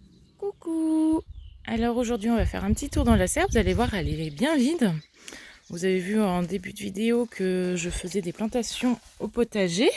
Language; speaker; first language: French; native; French